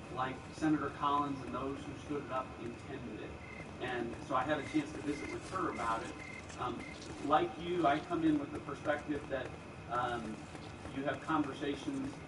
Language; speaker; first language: English; native; English